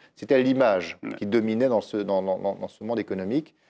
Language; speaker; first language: French; native; French